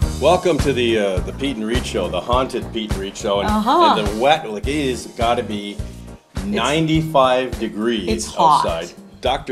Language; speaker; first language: English; native; English